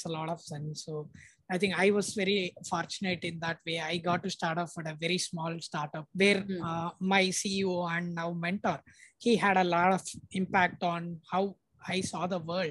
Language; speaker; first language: English; non-native, local second language; Tamil